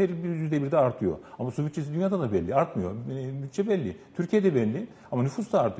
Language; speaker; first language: Turkish; native; Turkish